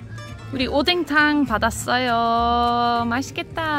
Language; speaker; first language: Korean; non-native, fluent; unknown